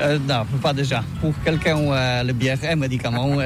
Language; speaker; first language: French; non-native, learner; Polish